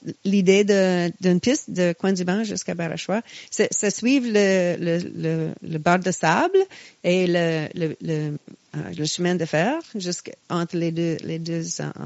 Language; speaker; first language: French; non-native, local second language; English